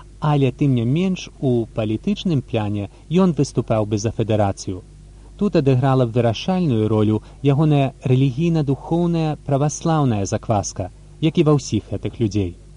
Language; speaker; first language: Belarusian; native; Belarusian